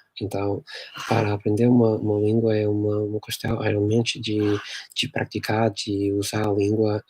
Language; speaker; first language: Portuguese; non-native, fluent; English